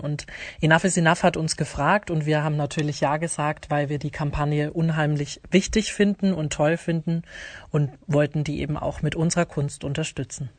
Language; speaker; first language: German; native; German